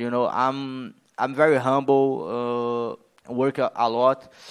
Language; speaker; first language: English; non-native, learner; Portuguese